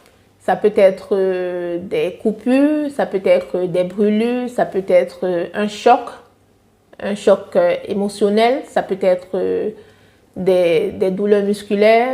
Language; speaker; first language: French; native; French